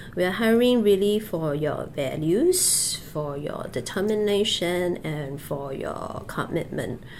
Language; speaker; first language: English; native; English